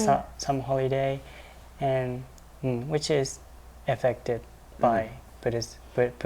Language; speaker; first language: English; non-native, learner; Japanese